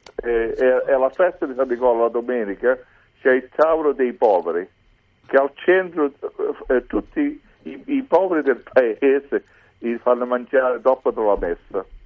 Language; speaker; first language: Italian; early bilingual, heritage; Italian